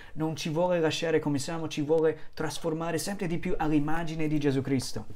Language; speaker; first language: Italian; non-native, fluent; English